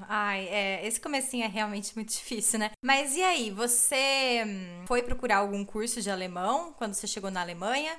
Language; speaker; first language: Portuguese; native; Portuguese